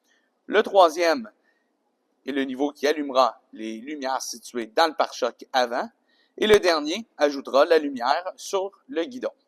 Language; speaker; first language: French; native; French